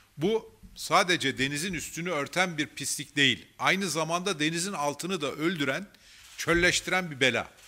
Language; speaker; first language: Turkish; native; Turkish